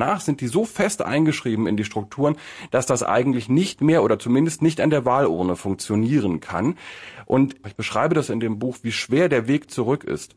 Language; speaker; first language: German; native; German